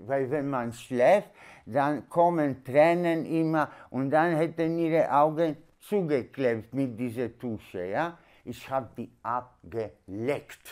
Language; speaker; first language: German; non-native, learner; Polish